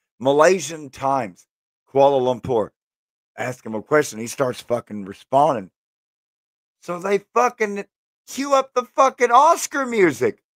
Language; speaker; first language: English; native; English